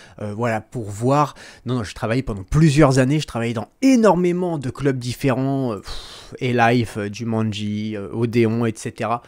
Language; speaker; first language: French; native; French